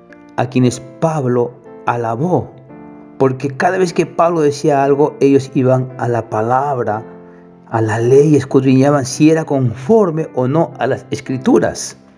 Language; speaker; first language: Spanish; native; Spanish